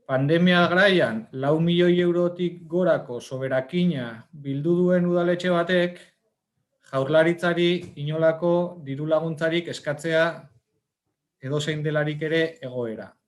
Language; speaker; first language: Basque; native; Basque